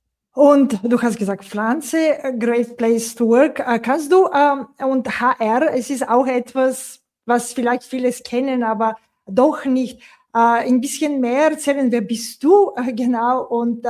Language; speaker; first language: German; non-native, fluent; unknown